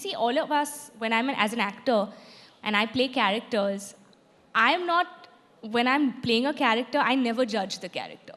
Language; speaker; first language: English; non-native, local second language; Hindi